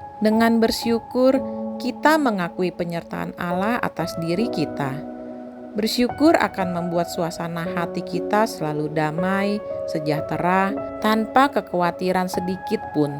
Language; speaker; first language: Indonesian; native; Indonesian